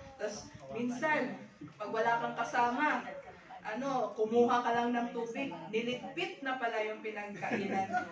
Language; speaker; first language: Filipino; native; Filipino